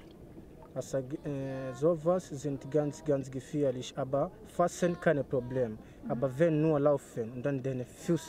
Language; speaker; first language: German; non-native, learner; Swahili